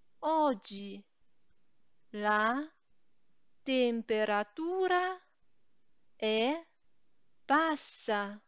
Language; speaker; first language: Italian; non-native, fluent; Chinese